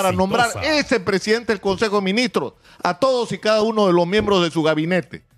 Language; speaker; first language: Spanish; native; Spanish